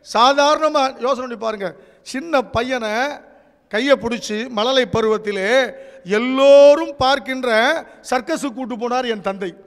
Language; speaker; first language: Tamil; native; Tamil